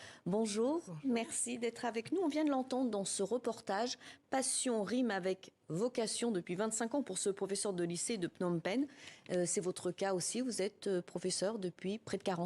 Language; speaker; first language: French; native; French